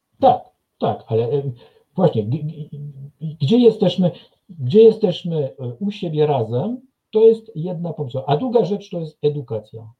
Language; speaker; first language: Polish; non-native, fluent; French